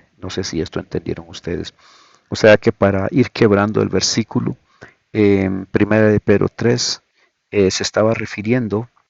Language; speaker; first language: Spanish; native; Spanish